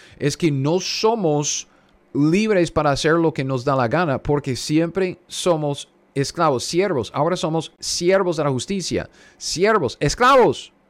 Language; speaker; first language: Spanish; non-native, fluent; English